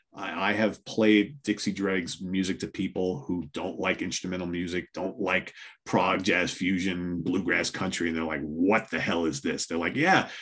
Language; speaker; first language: English; native; English